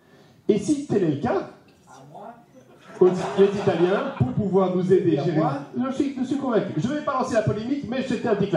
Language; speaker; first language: French; native; French